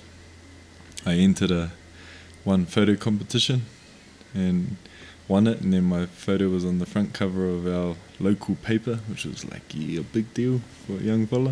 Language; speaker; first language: English; non-native, local second language; Māori